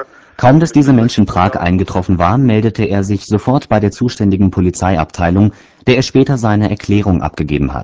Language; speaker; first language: German; native; German